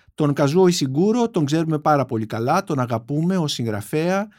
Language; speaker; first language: Greek; native; Greek